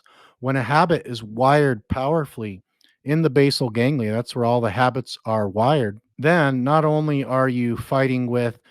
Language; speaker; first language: English; native; English